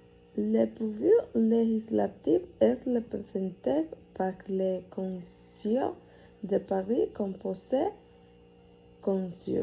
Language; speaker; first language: French; non-native, learner; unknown